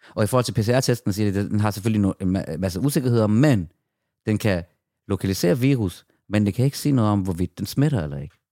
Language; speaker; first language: Danish; early bilingual, other home language; Persian